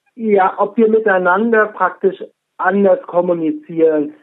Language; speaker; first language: German; native; German